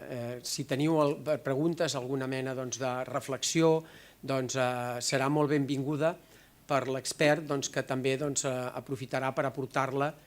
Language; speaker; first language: Catalan; native; Catalan